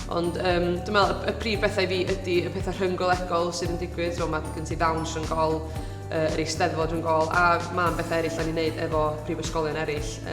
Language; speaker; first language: Welsh; native; Welsh